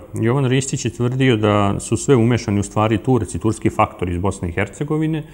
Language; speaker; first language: Serbian; native; Serbian